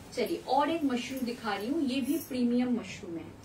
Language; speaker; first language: Hindi; non-native, local second language; Bangla